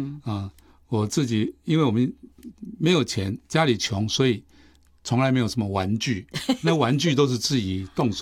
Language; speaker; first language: Chinese; native; Chinese